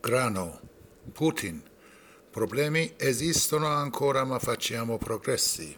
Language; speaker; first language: Italian; non-native, fluent; Persian